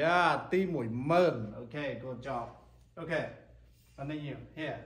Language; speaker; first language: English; non-native, learner; Khmer